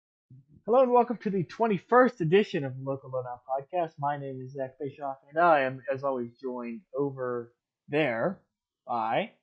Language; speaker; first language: English; native; English